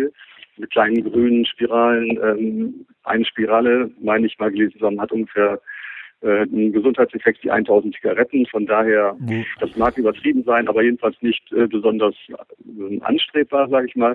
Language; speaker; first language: German; native; German